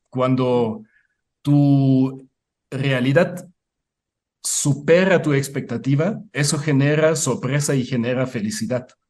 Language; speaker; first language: Spanish; non-native, fluent; German